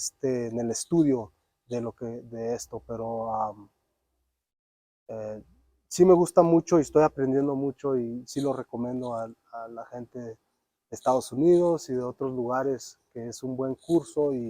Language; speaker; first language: Spanish; early bilingual, other home language; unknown